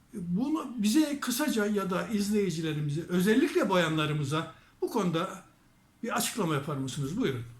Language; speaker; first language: Turkish; native; Turkish